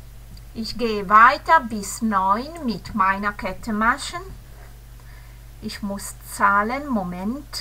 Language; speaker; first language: German; non-native, fluent; Italian